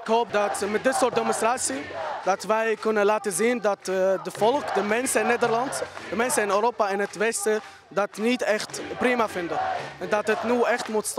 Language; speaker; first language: Dutch; non-native, fluent; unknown